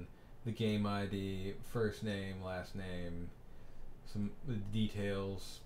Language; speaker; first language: English; native; English